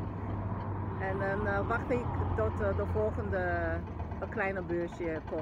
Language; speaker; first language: Dutch; non-native, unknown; Chinese